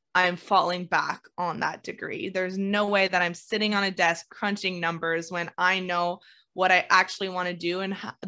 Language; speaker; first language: English; native; English